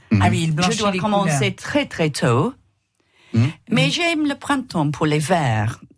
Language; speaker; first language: French; non-native, learner; English